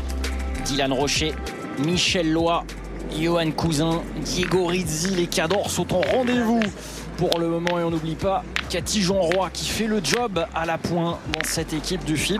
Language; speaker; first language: French; native; French